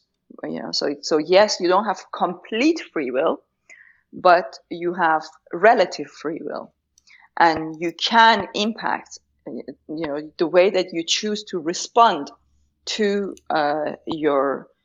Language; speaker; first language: English; non-native, fluent; Persian